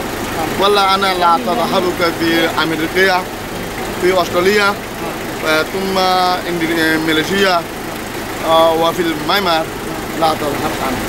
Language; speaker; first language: Arabic; non-native, learner; Rohingya